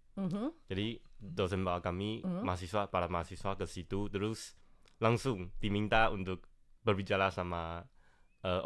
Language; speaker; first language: Indonesian; non-native, fluent; Chinese